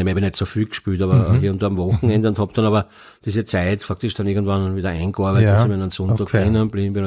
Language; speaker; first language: German; native; German